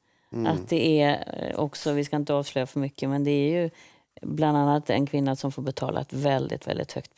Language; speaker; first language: Swedish; native; Swedish